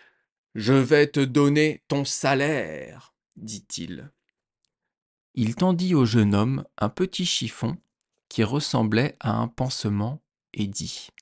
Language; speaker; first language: French; native; French